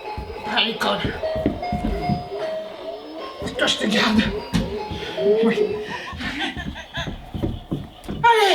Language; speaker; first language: French; native; French